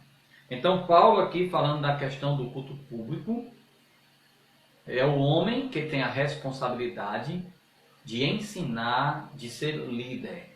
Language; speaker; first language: Portuguese; native; Portuguese